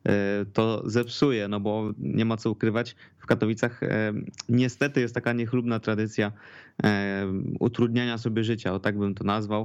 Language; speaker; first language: Polish; native; Polish